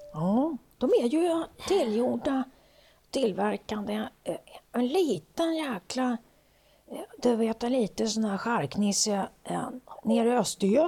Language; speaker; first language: Swedish; native; Swedish